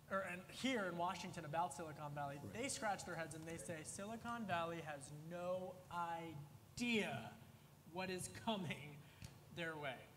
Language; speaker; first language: English; native; English